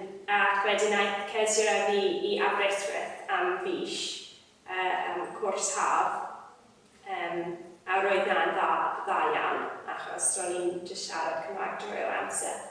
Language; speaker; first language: Welsh; non-native, learner; English